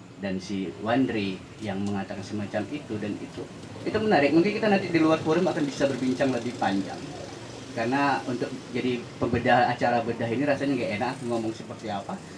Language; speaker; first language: Indonesian; native; Indonesian